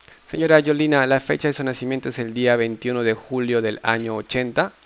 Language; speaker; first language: Spanish; native; Spanish